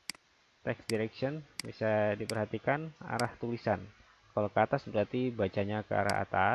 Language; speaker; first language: Indonesian; native; Indonesian